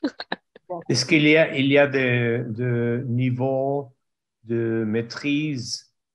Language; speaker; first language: French; non-native, learner; English